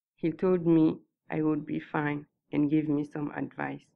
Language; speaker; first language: English; non-native, fluent; Susu